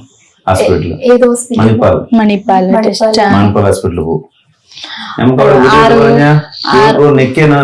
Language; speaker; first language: Malayalam; non-native, local second language; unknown